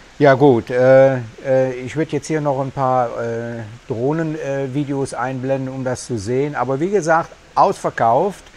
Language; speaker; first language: German; native; German